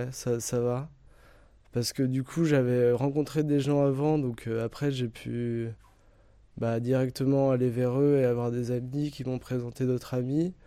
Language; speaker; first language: French; native; French